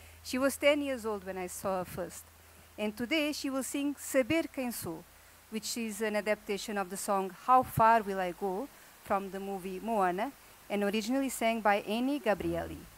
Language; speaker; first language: English; non-native, local second language; Portuguese